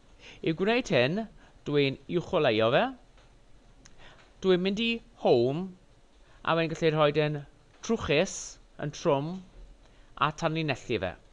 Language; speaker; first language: Welsh; non-native, local second language; English